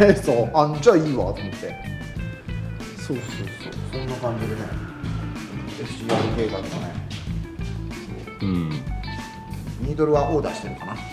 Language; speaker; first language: Japanese; native; Japanese